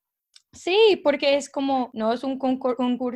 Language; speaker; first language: Spanish; non-native, fluent; English